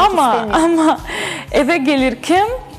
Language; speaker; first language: Turkish; non-native, learner; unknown